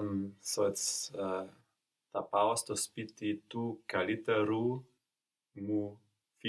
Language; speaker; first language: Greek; non-native, learner; English